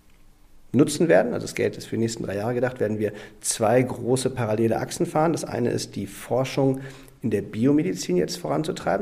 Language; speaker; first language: German; native; German